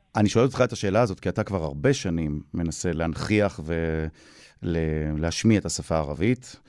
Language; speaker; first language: Hebrew; native; Hebrew